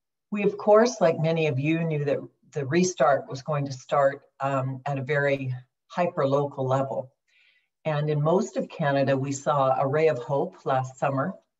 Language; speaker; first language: English; native; English